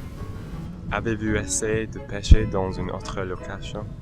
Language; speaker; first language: French; non-native, learner; English